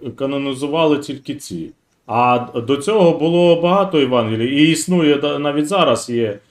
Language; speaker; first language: Ukrainian; non-native, local second language; Russian